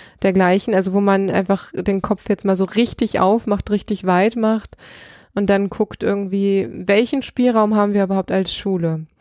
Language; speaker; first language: German; early bilingual, other home language; Russian